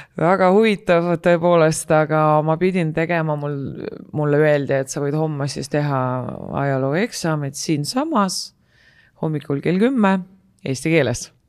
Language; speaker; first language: Estonian; non-native, local second language; Russian